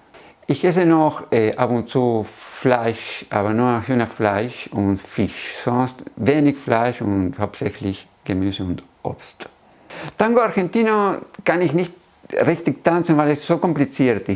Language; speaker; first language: German; non-native, fluent; Spanish